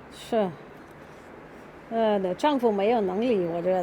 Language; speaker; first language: Chinese; non-native, learner; German